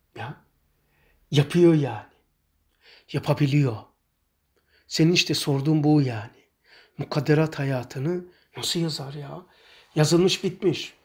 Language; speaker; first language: Turkish; native; Turkish